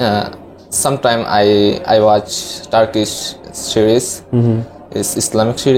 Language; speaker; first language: English; non-native, learner; Bangla